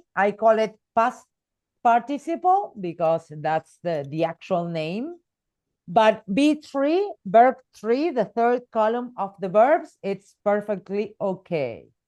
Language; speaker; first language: English; non-native, fluent; Spanish